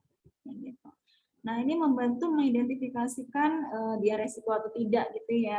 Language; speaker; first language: Indonesian; native; Indonesian